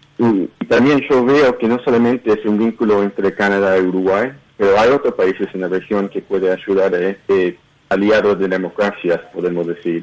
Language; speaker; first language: Spanish; early bilingual, heritage; Spanish